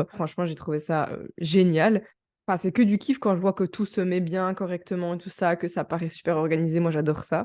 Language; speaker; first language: French; native; French